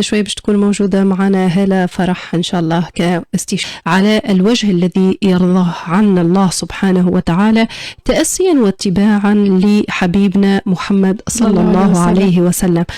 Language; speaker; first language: Arabic; native; Arabic